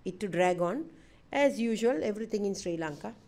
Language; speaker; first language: English; non-native, local second language; Sinhala